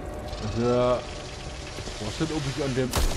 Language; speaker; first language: German; native; German